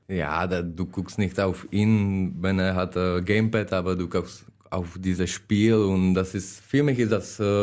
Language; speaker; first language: German; non-native, learner; Czech